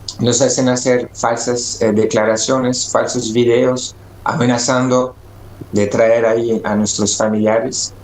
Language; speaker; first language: Spanish; early bilingual, other home language; French